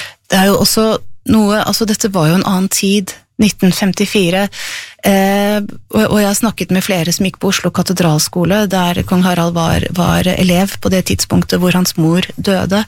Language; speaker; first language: Norwegian; native; Norwegian